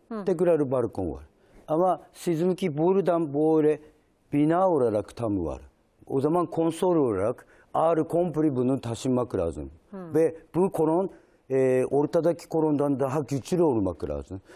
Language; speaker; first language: Turkish; non-native, learner; Japanese